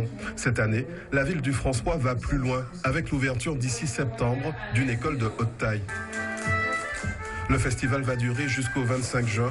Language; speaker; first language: French; native; French